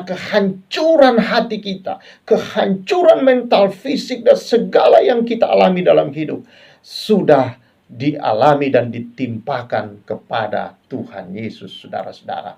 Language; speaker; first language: Indonesian; native; Indonesian